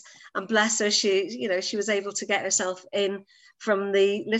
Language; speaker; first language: English; native; English